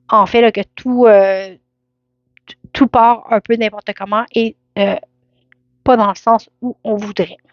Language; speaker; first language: French; native; French